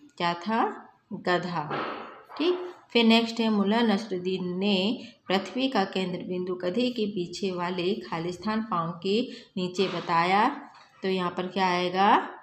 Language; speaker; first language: Hindi; native; Hindi